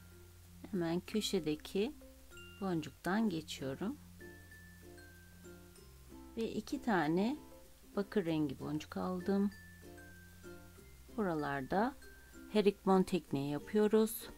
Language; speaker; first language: Turkish; native; Turkish